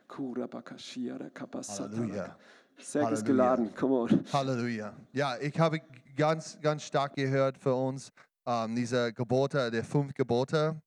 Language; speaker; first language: German; non-native, learner; English